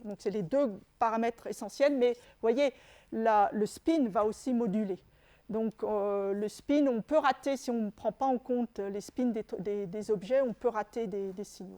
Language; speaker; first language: French; native; French